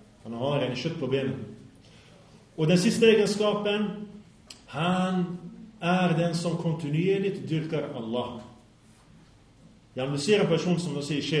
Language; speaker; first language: Swedish; early bilingual, other home language; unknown